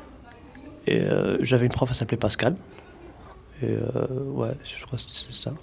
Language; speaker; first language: French; early bilingual, other home language; Arabic